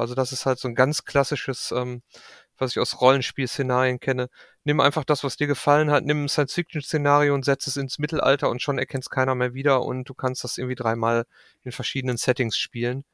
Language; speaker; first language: German; native; German